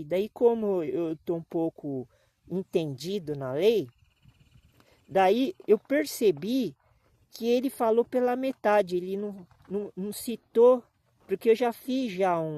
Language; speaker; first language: Portuguese; native; Portuguese